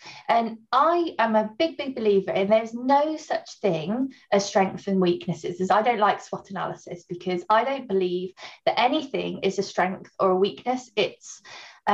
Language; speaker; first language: English; native; English